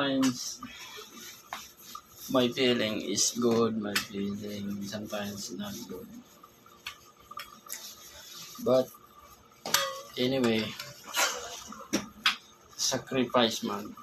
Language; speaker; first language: English; non-native, learner; Filipino